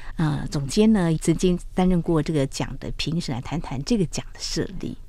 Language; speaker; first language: Chinese; native; Chinese